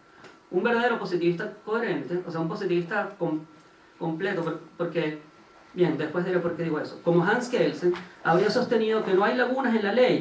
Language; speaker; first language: Spanish; native; Spanish